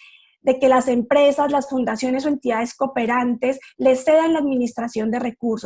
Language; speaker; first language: Spanish; native; Spanish